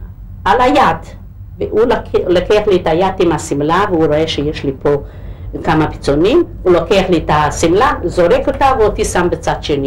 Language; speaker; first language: Hebrew; non-native, local second language; Hungarian